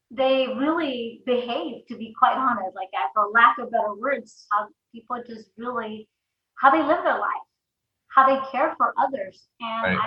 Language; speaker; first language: English; early bilingual, other home language; Spanish